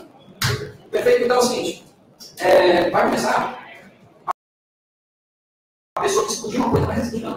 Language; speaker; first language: Portuguese; native; Portuguese